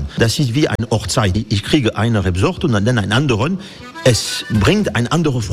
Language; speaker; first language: German; non-native, learner; French